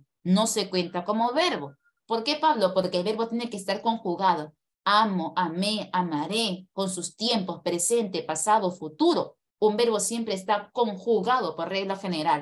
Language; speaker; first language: Spanish; native; Spanish